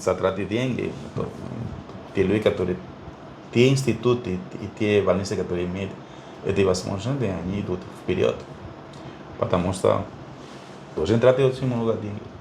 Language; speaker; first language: Russian; non-native, fluent; Spanish